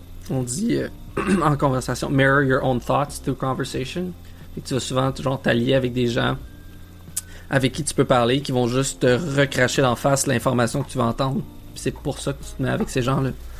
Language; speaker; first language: French; native; French